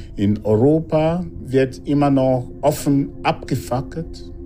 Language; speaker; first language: German; non-native, fluent; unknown